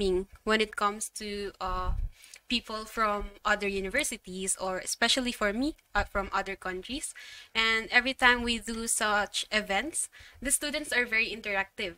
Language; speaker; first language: English; non-native, local second language; Filipino